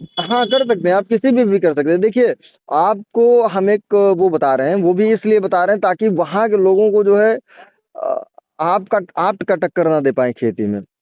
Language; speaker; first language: Hindi; native; Hindi